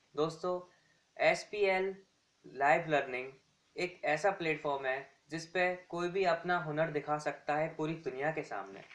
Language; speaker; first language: Hindi; native; Hindi